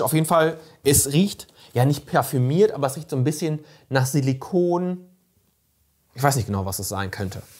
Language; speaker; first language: German; native; German